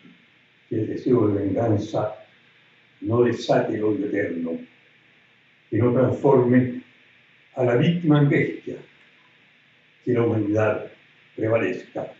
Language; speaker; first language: Spanish; native; Spanish